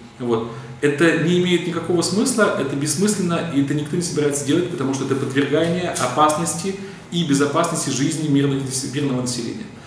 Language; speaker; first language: Russian; native; Russian